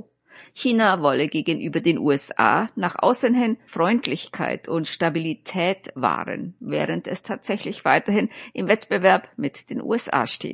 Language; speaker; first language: German; native; German